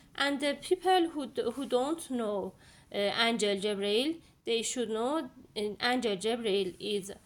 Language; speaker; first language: English; non-native, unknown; Persian